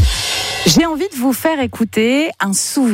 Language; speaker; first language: French; native; French